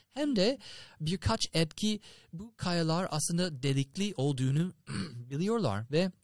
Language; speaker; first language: Turkish; non-native, fluent; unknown